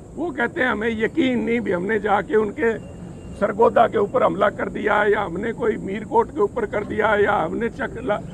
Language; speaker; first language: Hindi; non-native, local second language; Punjabi